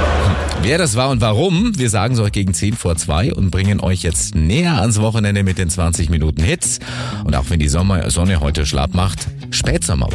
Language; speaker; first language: German; native; German